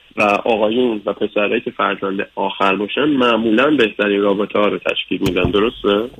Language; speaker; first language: Persian; early bilingual, other home language; English